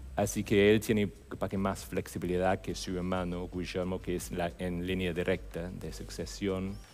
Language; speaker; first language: Spanish; non-native, fluent; English